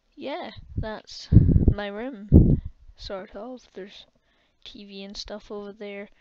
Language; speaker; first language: English; native; English